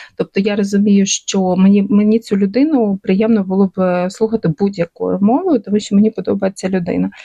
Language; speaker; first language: Ukrainian; non-native, local second language; Russian